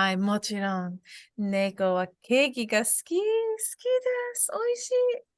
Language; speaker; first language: Japanese; non-native, fluent; English